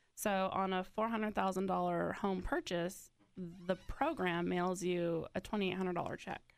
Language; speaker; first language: English; native; English